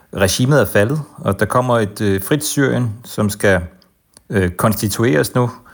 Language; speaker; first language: Danish; native; Danish